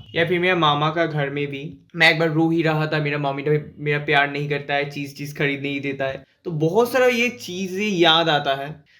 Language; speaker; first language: Hindi; non-native, local second language; Bangla